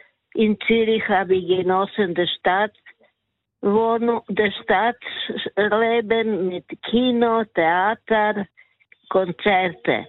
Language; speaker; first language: German; non-native, learner; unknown